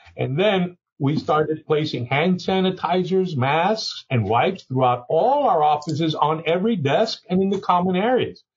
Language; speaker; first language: English; early bilingual, other home language; Spanish